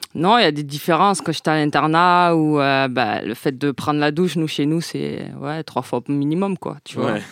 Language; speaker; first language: French; non-native, local second language; Guadeloupean Creole French